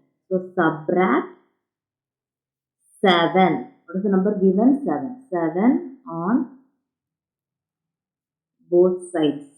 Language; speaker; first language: English; non-native, local second language; Tamil